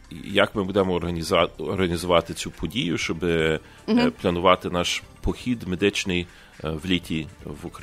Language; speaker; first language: Ukrainian; early bilingual, heritage; Ukrainian